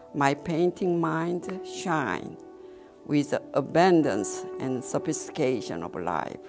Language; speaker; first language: English; non-native, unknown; Korean